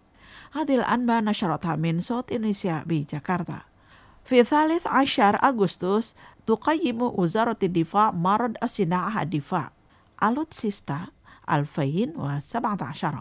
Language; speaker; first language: Arabic; non-native, fluent; Indonesian